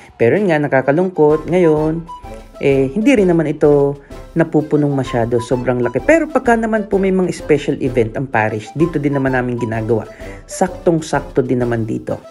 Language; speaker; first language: Filipino; native; Filipino